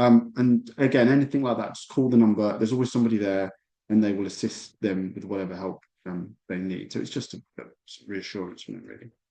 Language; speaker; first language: English; native; English